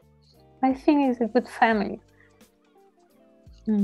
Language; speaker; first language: English; non-native, learner; Spanish